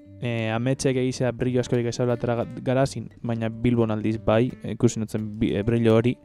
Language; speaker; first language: Basque; native; Basque